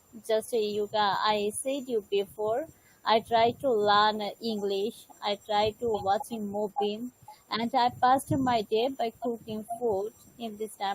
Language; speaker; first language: English; non-native, learner; Bangla